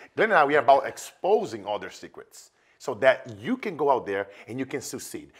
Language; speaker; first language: English; non-native, fluent; Portuguese